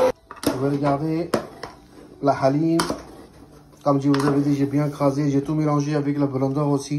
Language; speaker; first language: French; non-native, learner; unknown